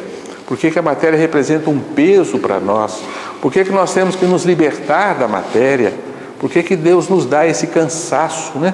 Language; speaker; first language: Portuguese; native; Portuguese